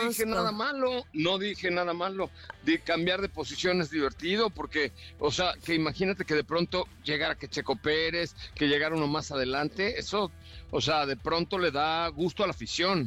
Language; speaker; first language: Spanish; native; Spanish